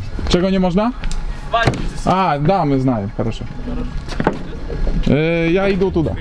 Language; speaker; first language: Polish; native; Polish